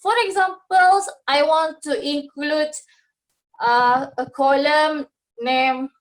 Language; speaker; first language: English; non-native, local second language; Malay